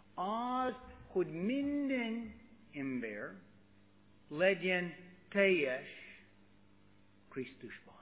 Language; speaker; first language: Hungarian; non-native, fluent; English